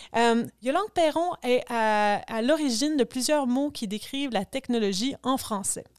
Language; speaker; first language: French; native; French